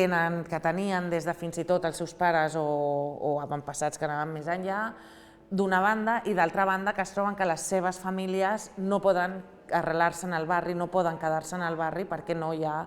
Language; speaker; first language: Catalan; native; Catalan